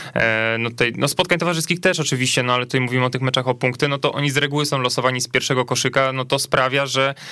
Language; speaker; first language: Polish; native; Polish